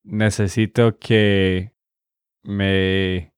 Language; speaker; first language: Spanish; non-native, learner; English